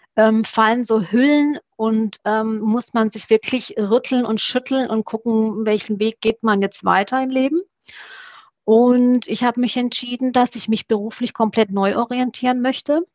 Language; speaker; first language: German; early bilingual, other home language; Romanian